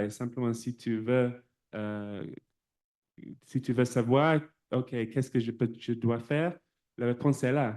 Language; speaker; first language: French; non-native, fluent; English